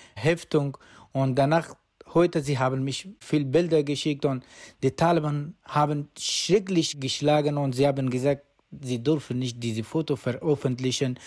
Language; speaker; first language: German; non-native, learner; Persian